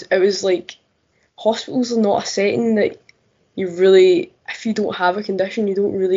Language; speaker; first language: English; native; English